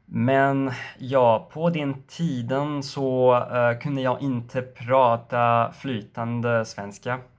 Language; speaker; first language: Swedish; non-native, learner; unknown